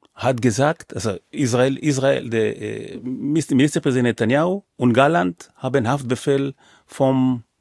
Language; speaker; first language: German; non-native, fluent; Hebrew